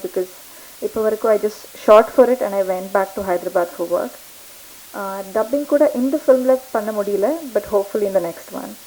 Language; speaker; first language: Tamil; non-native, learner; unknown